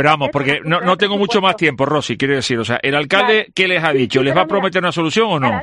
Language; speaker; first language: Spanish; native; Spanish